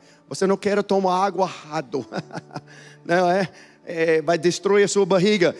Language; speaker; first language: Portuguese; non-native, learner; English